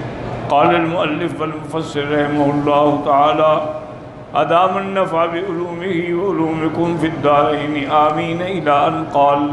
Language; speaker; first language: Arabic; non-native, fluent; Urdu